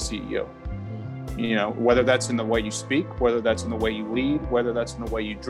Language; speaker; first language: English; native; English